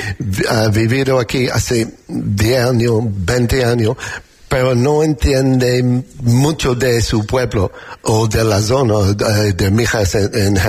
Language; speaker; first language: Spanish; non-native, learner; English